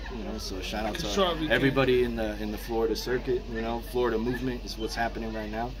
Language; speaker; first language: English; native; English